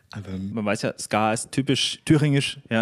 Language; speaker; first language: German; native; German